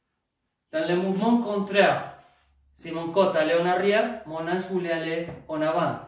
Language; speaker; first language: French; non-native, fluent; Spanish